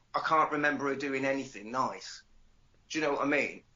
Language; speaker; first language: English; native; English